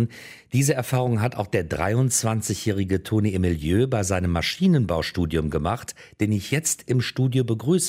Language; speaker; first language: German; native; German